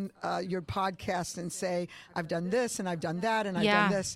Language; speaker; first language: English; early bilingual, other home language; Spanish